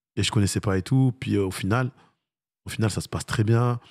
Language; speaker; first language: French; native; French